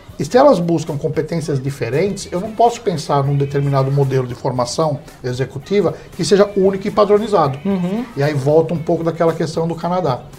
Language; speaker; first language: Portuguese; early bilingual, heritage; English